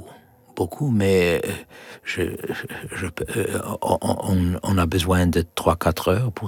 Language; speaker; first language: French; non-native, learner; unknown